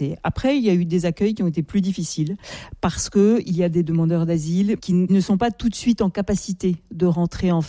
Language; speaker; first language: French; native; French